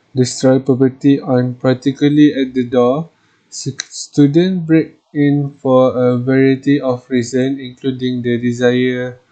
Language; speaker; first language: English; non-native, local second language; Malay